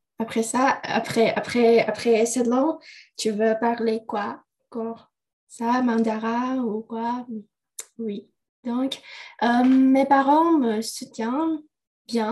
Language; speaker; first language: French; non-native, learner; Indonesian